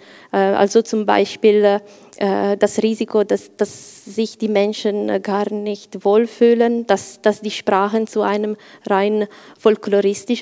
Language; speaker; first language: German; non-native, fluent; Italian